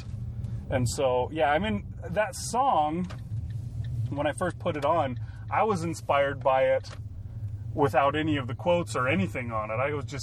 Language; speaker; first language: English; native; English